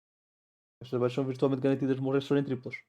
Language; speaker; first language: Portuguese; native; Portuguese